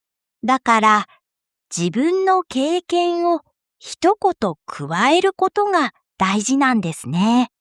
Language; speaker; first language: Japanese; non-native, fluent; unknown